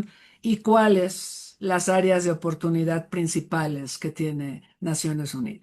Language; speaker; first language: Spanish; native; Spanish